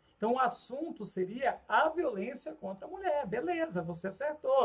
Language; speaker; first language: Portuguese; native; Portuguese